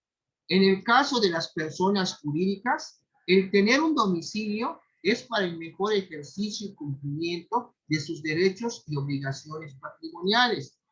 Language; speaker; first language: Spanish; native; Spanish